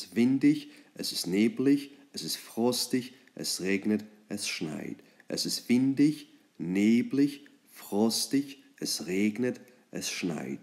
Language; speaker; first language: German; non-native, fluent; English